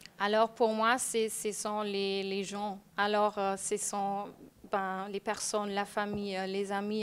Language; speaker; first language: French; non-native, fluent; German